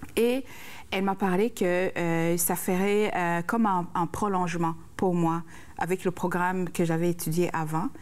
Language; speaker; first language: French; non-native, local second language; Rundi